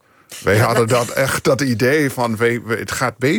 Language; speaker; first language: Dutch; non-native, fluent; English